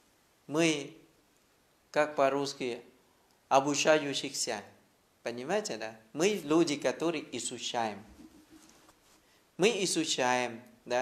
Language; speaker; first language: Russian; non-native, fluent; Thai